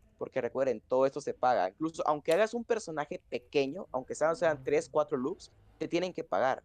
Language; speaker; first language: Spanish; native; Spanish